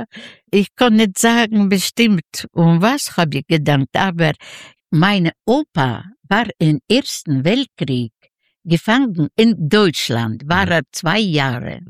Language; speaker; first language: German; non-native, learner; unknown